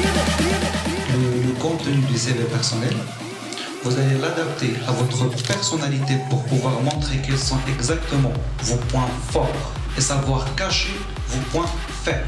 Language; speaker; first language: French; non-native, local second language; Arabic